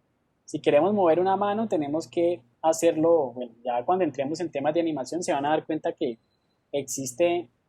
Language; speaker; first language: Spanish; native; Spanish